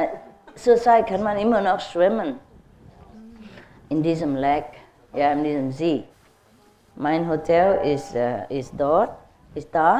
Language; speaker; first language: German; non-native, learner; Vietnamese